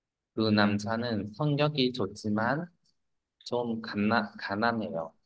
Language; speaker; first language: Korean; non-native, learner; Vietnamese